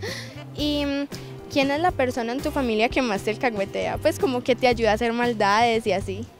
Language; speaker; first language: Spanish; native; Spanish